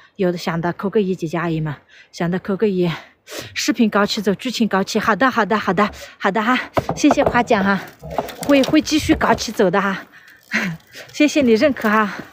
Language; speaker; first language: Chinese; non-native, local second language; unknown